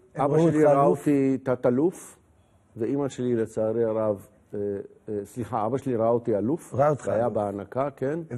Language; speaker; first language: Hebrew; native; Hebrew